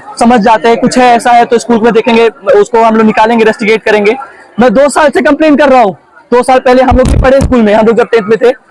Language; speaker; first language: Hindi; native; Hindi